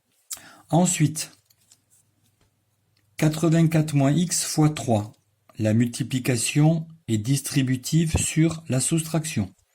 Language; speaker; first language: French; native; French